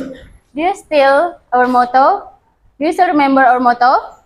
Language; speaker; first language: English; non-native, learner; Indonesian